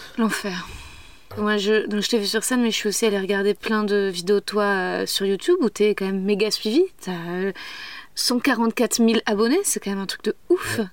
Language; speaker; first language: French; native; French